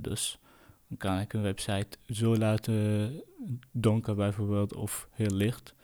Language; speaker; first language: Dutch; non-native, fluent; Kurdish